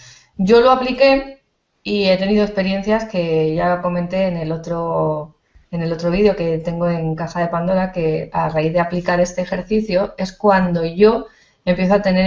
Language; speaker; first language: Spanish; native; Spanish